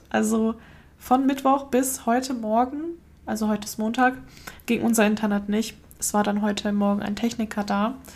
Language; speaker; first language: German; early bilingual, other home language; Russian